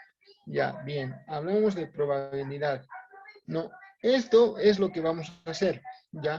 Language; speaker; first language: Spanish; native; Spanish